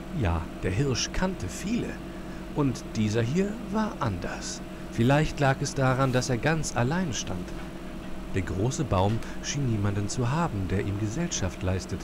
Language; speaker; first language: German; native; German